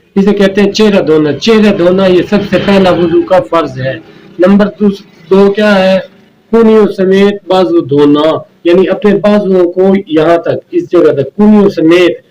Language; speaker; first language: Urdu; native; Urdu